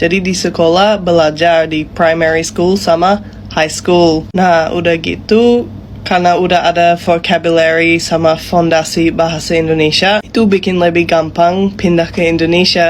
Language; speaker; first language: Indonesian; non-native, fluent; English